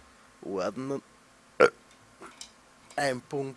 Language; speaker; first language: German; native; German